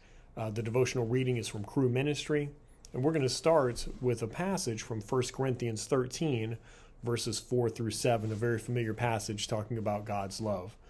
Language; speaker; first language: English; native; English